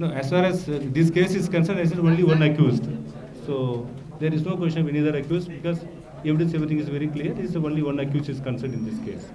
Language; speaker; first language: English; non-native, local second language; Tamil